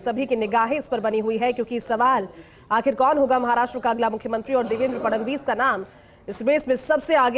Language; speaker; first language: Hindi; native; Hindi